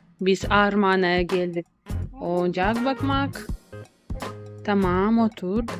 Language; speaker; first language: Turkish; non-native, learner; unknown